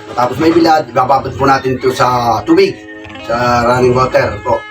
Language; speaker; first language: Filipino; native; Filipino